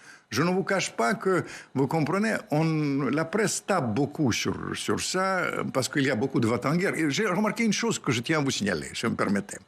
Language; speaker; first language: French; non-native, fluent; Russian